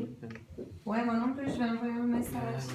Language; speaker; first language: French; non-native, fluent; Portuguese